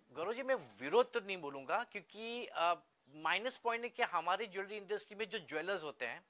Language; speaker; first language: Hindi; non-native, local second language; Gujarati